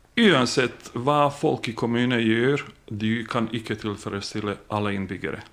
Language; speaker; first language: Norwegian; non-native, fluent; Bosnian